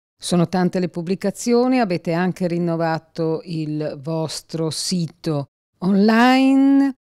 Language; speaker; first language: Italian; native; Italian